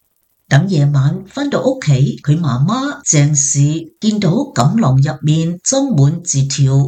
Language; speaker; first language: Chinese; native; Chinese